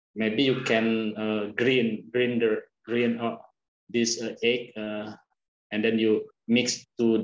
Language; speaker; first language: English; non-native, learner; Indonesian